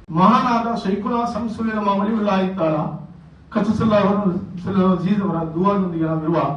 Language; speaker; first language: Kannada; non-native, local second language; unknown